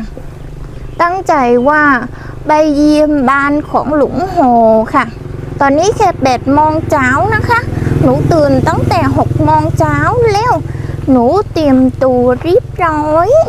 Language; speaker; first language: Thai; non-native, learner; Vietnamese